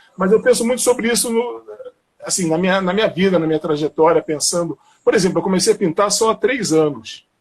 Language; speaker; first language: Portuguese; native; Portuguese